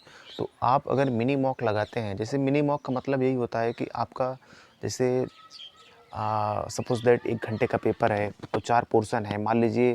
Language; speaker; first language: Hindi; native; Hindi